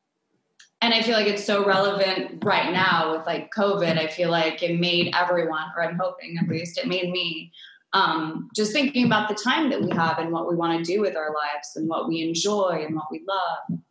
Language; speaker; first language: English; non-native, fluent; French